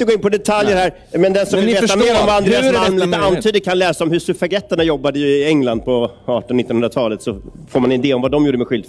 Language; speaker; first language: Swedish; native; Swedish